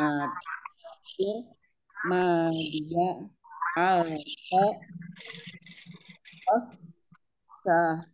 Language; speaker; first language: Arabic; non-native, fluent; Indonesian